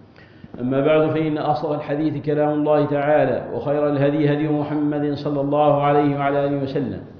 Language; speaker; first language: Arabic; native; Arabic